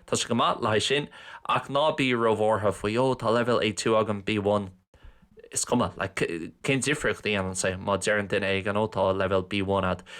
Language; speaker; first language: Irish; non-native, local second language; English